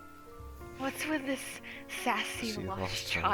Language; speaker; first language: English; native; English